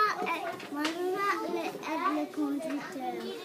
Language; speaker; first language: French; non-native, learner; English